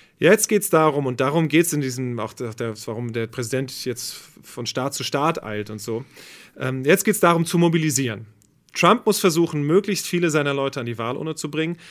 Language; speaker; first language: German; native; German